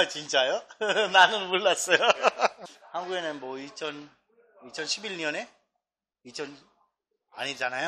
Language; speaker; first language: Korean; non-native, fluent; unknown